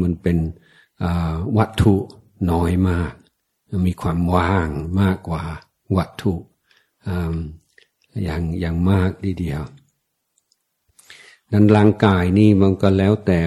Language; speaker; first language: Thai; non-native, fluent; English